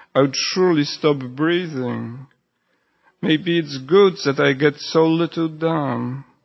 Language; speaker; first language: English; non-native, fluent; Polish